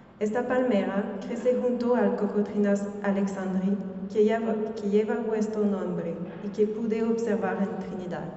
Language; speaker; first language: Spanish; non-native, learner; French